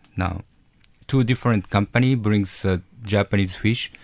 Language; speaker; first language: English; non-native, learner; Japanese